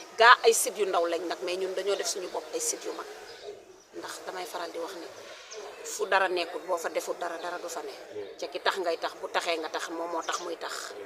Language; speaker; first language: Wolof; native; Wolof